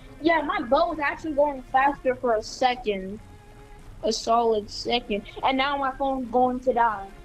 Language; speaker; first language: English; native; English